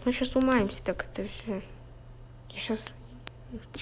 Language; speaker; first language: Russian; native; Russian